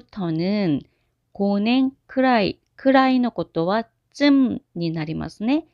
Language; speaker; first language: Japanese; non-native, fluent; Korean